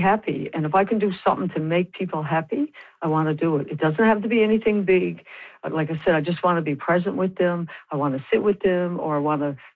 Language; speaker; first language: English; native; English